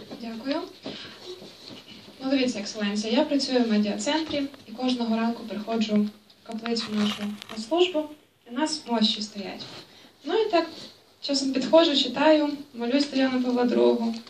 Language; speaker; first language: Ukrainian; native; Ukrainian